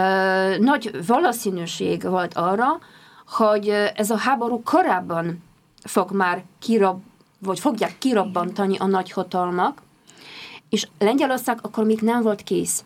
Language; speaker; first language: Hungarian; non-native, fluent; Polish